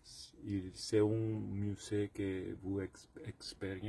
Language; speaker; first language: French; non-native, learner; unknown